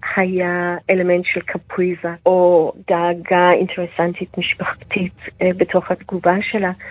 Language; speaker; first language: Hebrew; non-native, fluent; English